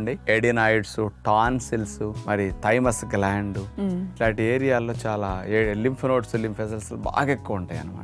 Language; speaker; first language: Telugu; native; Telugu